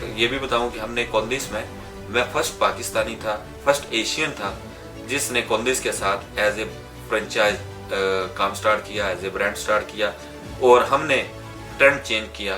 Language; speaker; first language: Urdu; non-native, local second language; Punjabi